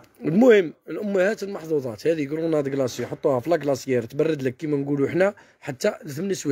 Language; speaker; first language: Arabic; native; Arabic